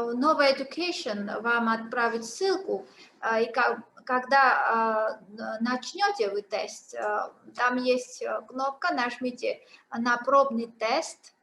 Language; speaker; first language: Russian; non-native, fluent; Georgian